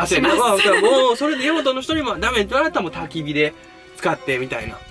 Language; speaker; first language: Japanese; native; Japanese